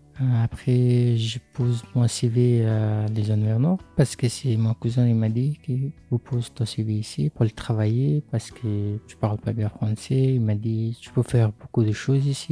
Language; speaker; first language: French; non-native, learner; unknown